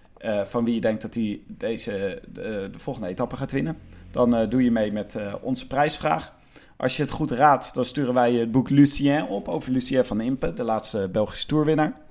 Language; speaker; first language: Dutch; native; Dutch